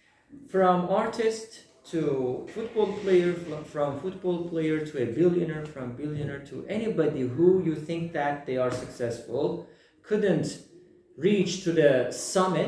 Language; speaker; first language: English; non-native, fluent; Persian